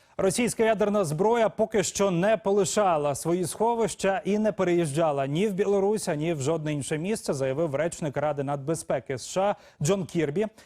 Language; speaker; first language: Ukrainian; native; Ukrainian